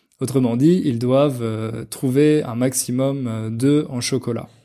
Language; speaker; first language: French; native; French